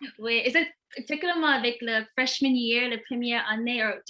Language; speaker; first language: French; non-native, learner; English